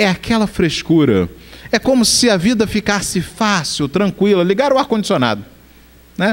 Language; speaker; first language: Portuguese; native; Portuguese